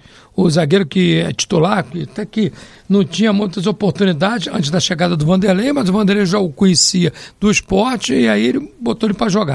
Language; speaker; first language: Portuguese; native; Portuguese